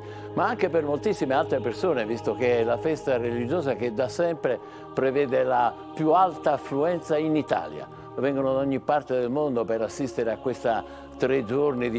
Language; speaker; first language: Italian; native; Italian